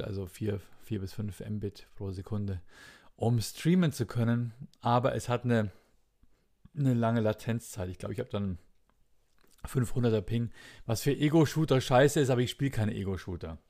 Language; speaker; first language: German; native; German